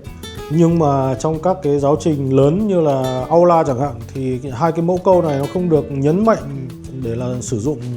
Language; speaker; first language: Vietnamese; native; Vietnamese